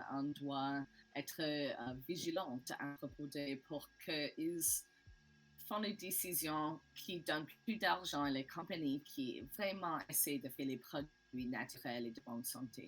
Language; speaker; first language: French; non-native, learner; English